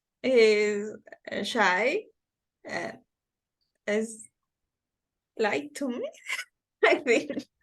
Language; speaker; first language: English; non-native, learner; Spanish